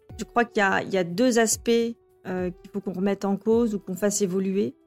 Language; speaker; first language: French; native; French